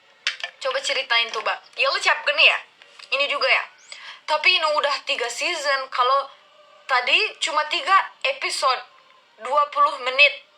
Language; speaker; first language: Indonesian; non-native, learner; Turkish